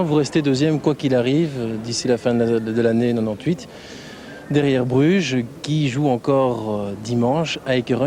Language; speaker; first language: French; native; French